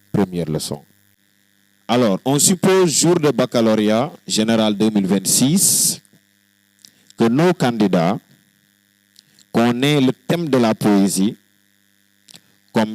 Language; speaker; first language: French; non-native, local second language; Wolof